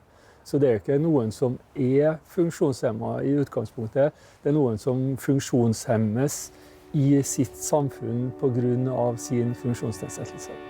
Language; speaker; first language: Norwegian; native; Norwegian